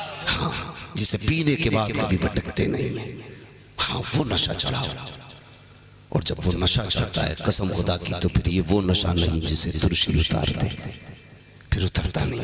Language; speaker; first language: Hindi; native; Hindi